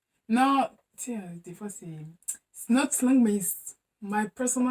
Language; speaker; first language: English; non-native, learner; French